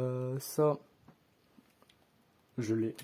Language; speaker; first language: French; native; French